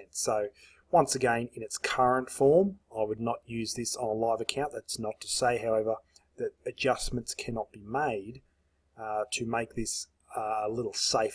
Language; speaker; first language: English; native; English